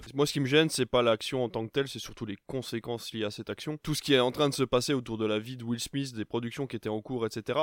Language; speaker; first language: French; native; French